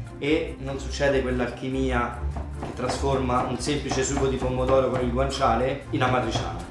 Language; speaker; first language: Italian; native; Italian